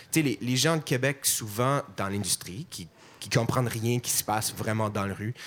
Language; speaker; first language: French; non-native, fluent; English